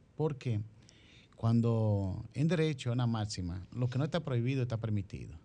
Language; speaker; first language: Spanish; native; Spanish